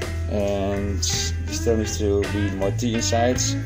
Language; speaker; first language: English; non-native, fluent; Dutch